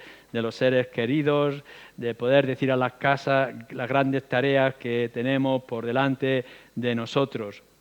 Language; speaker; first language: Spanish; native; Spanish